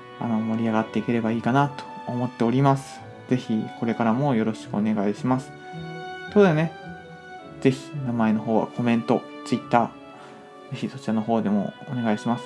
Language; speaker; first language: Japanese; native; Japanese